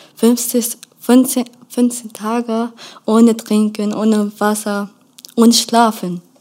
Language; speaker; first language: German; non-native, learner; Kurdish